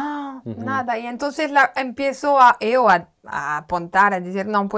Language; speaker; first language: Spanish; non-native, learner; French